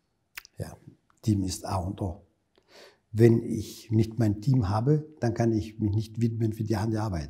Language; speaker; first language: German; non-native, fluent; Italian